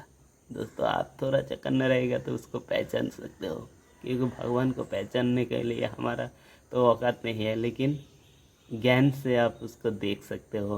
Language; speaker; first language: Hindi; non-native, local second language; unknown